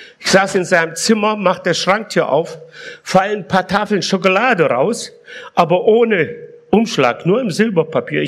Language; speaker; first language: German; early bilingual, other home language; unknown